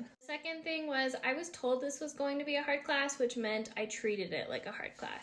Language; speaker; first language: English; native; English